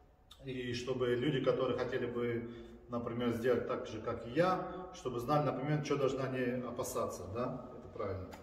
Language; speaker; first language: Russian; early bilingual, heritage; Russian